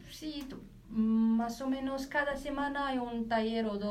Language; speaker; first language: Spanish; non-native, learner; Arabic